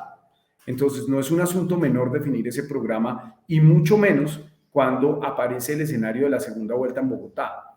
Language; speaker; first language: Spanish; native; Spanish